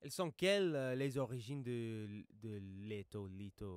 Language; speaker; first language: French; non-native, fluent; English